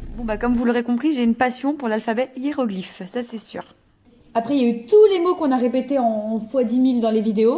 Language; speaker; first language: French; native; French